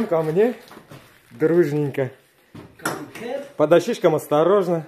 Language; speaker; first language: Russian; native; Russian